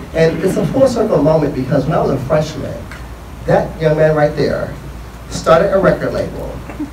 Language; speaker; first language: English; native; English